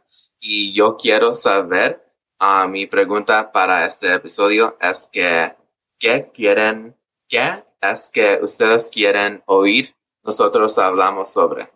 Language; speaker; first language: Spanish; early bilingual, heritage; English